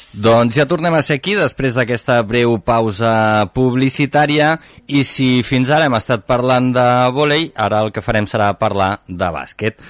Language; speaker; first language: Catalan; native; Catalan